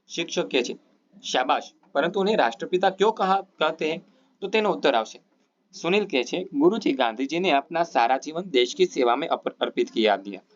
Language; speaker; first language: Hindi; non-native, local second language; Gujarati